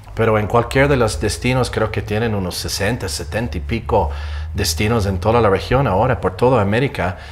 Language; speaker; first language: Spanish; non-native, fluent; English